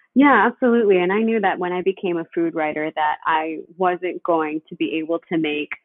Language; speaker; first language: English; early bilingual, other home language; Spanish